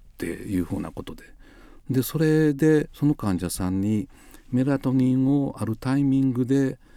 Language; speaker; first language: Japanese; native; Japanese